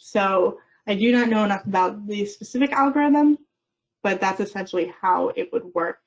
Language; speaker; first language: English; native; English